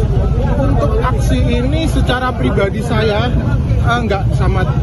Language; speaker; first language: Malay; non-native, local second language; Javanese